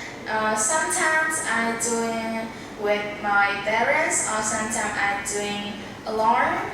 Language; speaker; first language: English; non-native, learner; Vietnamese